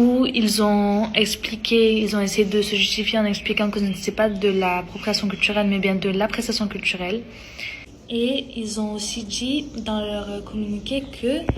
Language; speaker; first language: French; early bilingual, other home language; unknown